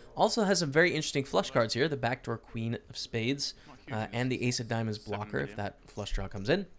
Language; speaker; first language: English; native; English